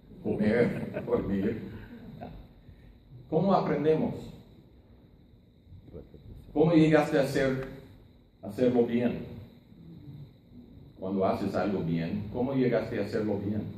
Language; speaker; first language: Spanish; non-native, fluent; English